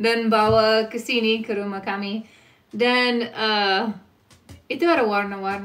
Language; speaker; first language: Indonesian; non-native, fluent; English